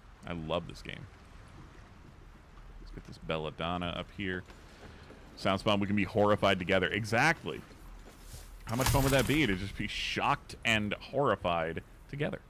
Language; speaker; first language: English; native; English